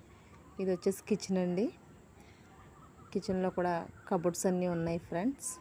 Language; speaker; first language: Telugu; native; Telugu